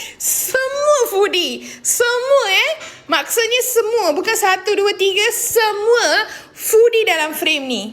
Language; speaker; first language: Malay; non-native, local second language; Tamil